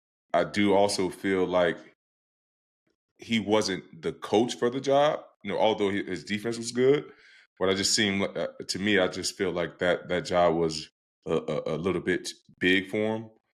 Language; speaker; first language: English; native; English